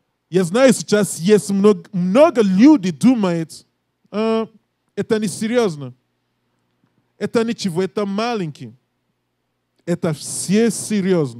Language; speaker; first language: Russian; non-native, learner; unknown